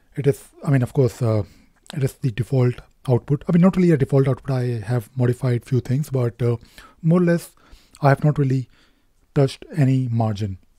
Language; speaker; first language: English; non-native, local second language; Hindi